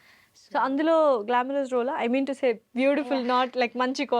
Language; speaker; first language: Telugu; native; Telugu